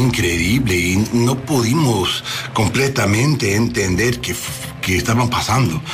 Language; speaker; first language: Spanish; non-native, learner; English